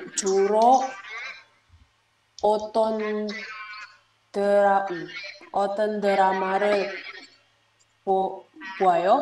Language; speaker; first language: Korean; non-native, learner; Indonesian